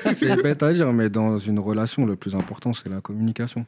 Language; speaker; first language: French; native; French